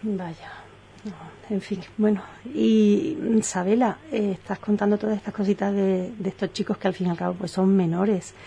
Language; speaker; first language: Spanish; native; Spanish